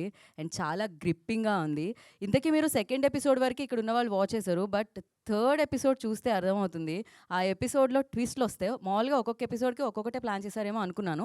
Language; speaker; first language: Telugu; native; Telugu